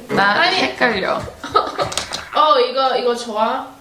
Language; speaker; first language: Korean; early bilingual, heritage; English